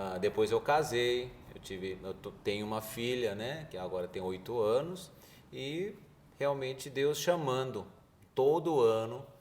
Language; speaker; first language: Portuguese; early bilingual, other home language; Korean